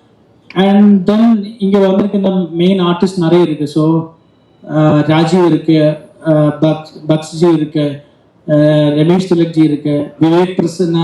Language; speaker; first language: Tamil; non-native, learner; Malayalam